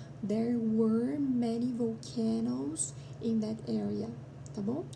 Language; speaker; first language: English; non-native, fluent; Portuguese